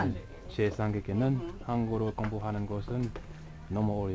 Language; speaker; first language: Korean; non-native, learner; English